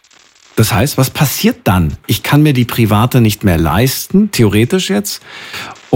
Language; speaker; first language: German; native; German